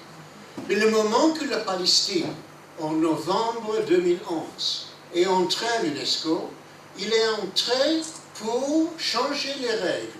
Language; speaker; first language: French; non-native, fluent; English